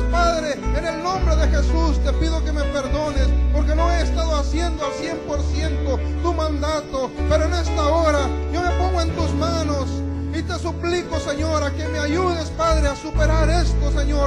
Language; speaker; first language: Spanish; native; Spanish